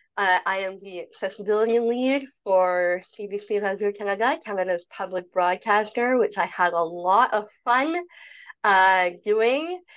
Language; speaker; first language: English; native; English